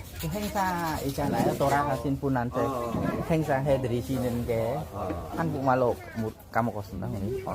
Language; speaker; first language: Korean; non-native, learner; Khmer